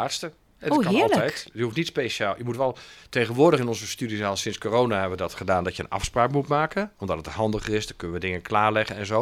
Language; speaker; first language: Dutch; native; Dutch